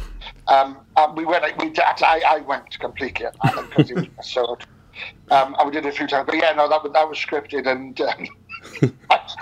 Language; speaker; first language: English; native; English